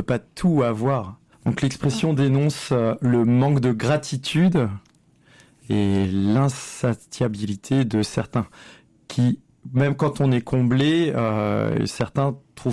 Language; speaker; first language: French; native; French